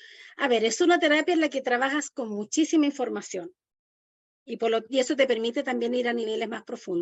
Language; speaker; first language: Spanish; native; Spanish